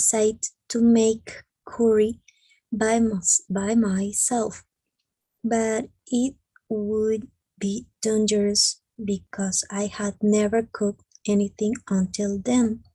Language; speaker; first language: English; non-native, learner; Spanish